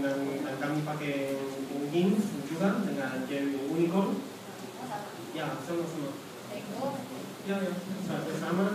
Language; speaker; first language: Indonesian; non-native, fluent; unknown